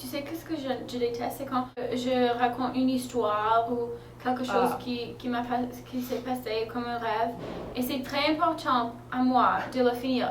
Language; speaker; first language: French; non-native, fluent; English